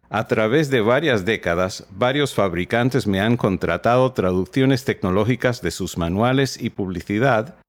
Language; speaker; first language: Spanish; non-native, fluent; English